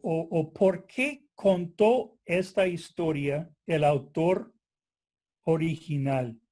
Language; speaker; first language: Spanish; non-native, fluent; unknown